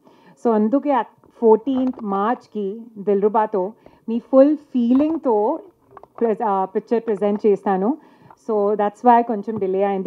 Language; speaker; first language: Telugu; non-native, local second language; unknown